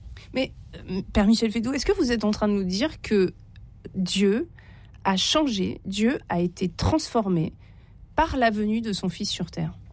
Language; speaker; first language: French; native; French